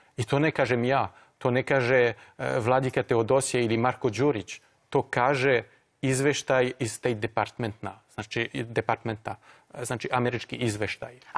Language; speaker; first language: Croatian; non-native, fluent; French